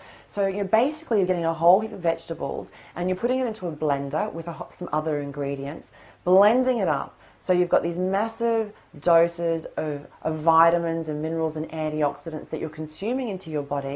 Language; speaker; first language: English; native; English